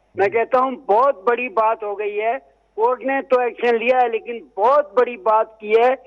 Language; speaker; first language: Urdu; non-native, local second language; Sindhi